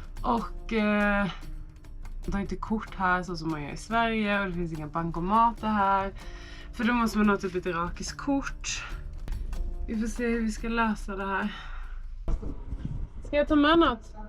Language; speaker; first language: Swedish; native; Swedish